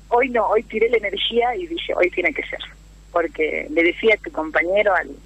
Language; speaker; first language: Spanish; native; Spanish